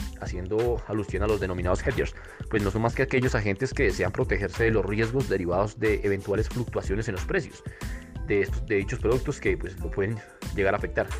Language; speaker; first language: Spanish; native; Spanish